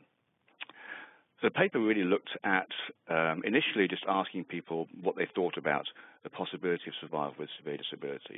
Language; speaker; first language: English; native; English